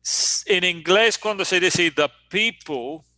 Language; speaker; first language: Spanish; non-native, fluent; English